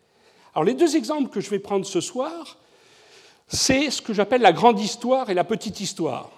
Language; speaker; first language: French; native; French